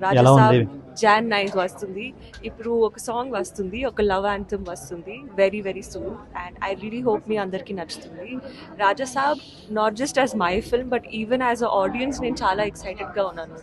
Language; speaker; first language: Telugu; non-native, learner; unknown